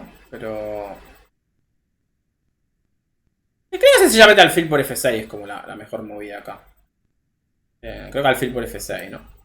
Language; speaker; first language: Spanish; native; Spanish